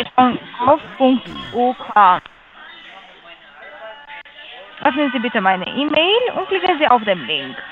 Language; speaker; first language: German; non-native, learner; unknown